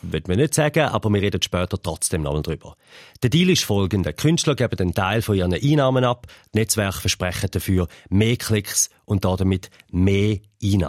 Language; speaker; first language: German; native; German